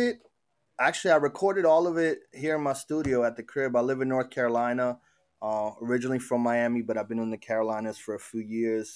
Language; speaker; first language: English; native; English